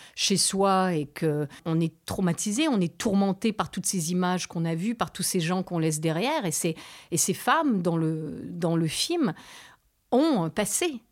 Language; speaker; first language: French; native; French